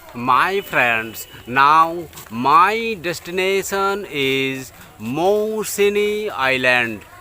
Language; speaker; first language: English; non-native, local second language; Bangla